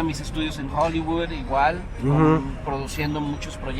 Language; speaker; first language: Spanish; native; Spanish